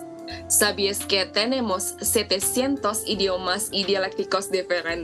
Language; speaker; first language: Spanish; non-native, learner; Indonesian